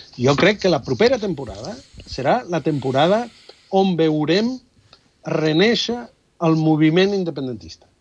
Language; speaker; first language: Catalan; non-native, fluent; Spanish